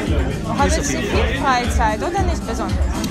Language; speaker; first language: German; non-native, learner; Russian